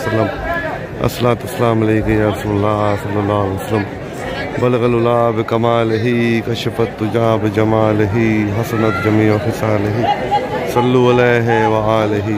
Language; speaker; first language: Urdu; native; Urdu